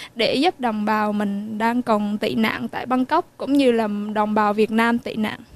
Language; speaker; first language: Vietnamese; native; Vietnamese